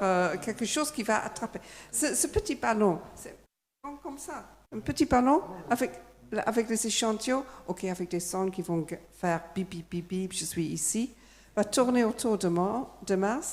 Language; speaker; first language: French; non-native, fluent; English